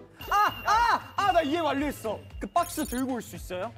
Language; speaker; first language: Korean; native; Korean